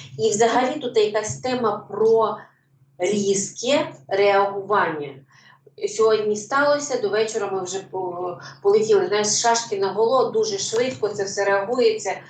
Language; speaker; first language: Ukrainian; native; Ukrainian